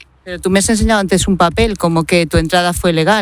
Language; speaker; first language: Spanish; native; Spanish